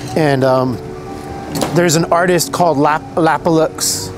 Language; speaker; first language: English; early bilingual, other home language; Spanish